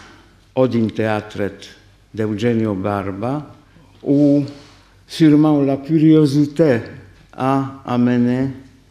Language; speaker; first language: French; non-native, fluent; Polish